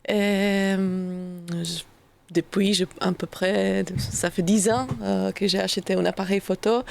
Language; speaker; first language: French; non-native, learner; Slovak